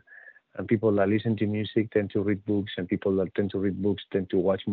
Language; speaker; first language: English; non-native, fluent; Spanish